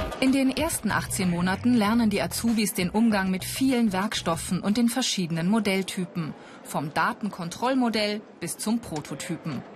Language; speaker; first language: German; native; German